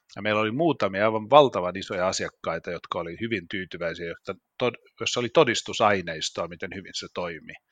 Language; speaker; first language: Finnish; non-native, local second language; Swedish